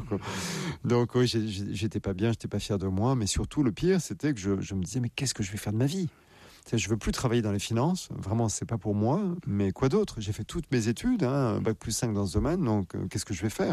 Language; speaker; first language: French; native; French